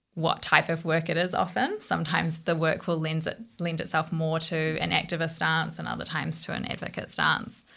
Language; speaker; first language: English; native; English